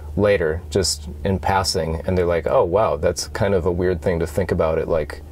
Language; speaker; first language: English; native; English